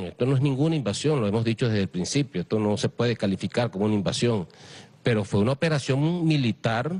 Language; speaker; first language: Spanish; native; Spanish